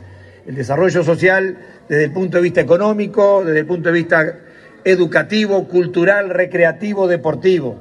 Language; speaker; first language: Spanish; native; Spanish